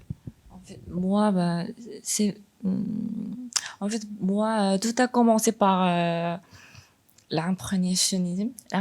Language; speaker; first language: French; non-native, fluent; Korean